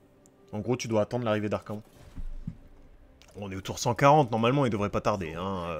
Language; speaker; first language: French; native; French